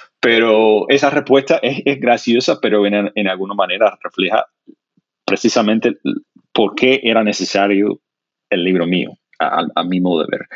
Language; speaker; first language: Spanish; non-native, fluent; English